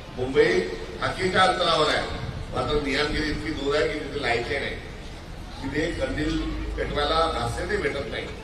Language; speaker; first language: Marathi; native; Marathi